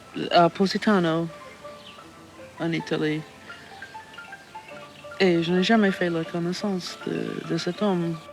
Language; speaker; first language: French; non-native, fluent; English